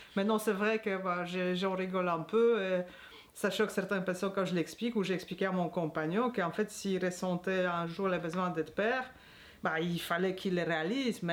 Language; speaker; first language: French; non-native, fluent; Polish